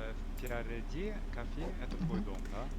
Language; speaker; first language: Russian; non-native, learner; English